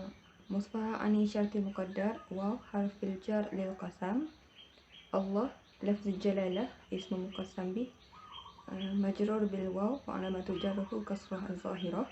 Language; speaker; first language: Arabic; non-native, learner; Malay